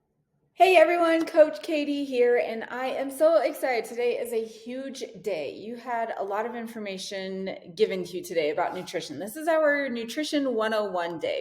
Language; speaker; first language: English; native; English